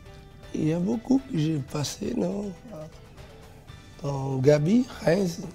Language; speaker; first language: French; non-native, fluent; Portuguese